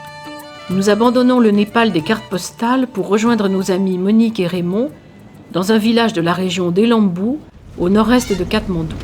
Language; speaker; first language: French; native; French